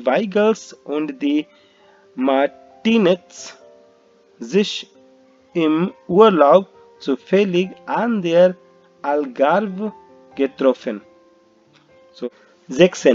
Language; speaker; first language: German; non-native, fluent; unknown